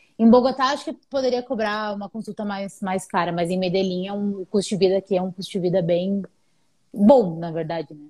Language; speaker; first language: Portuguese; native; Portuguese